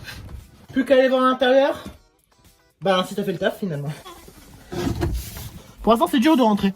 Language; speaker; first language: French; native; French